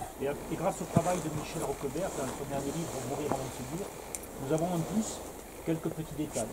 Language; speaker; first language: French; native; French